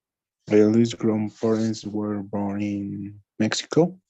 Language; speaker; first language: English; non-native, learner; Spanish